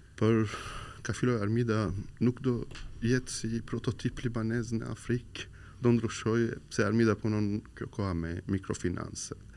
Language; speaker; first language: Albanian; non-native, learner; Arabic